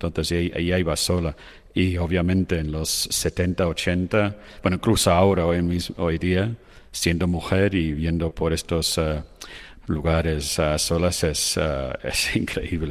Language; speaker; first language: Spanish; non-native, fluent; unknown